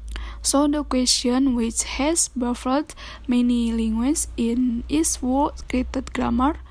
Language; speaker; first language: English; non-native, learner; Indonesian